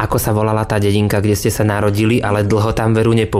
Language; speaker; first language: Slovak; native; Slovak